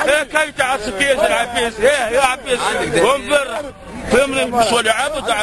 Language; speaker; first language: Arabic; native; Arabic